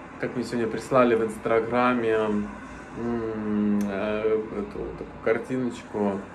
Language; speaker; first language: Russian; native; Russian